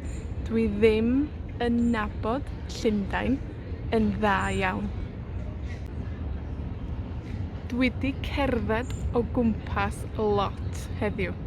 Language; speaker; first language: Welsh; non-native, fluent; Spanish